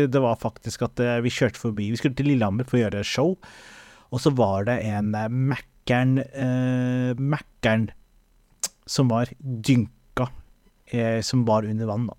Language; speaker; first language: Norwegian; early bilingual, other home language; Somali